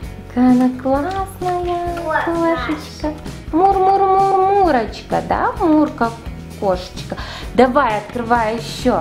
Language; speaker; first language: Russian; native; Russian